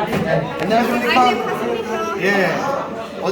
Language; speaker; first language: Korean; non-native, learner; Bangla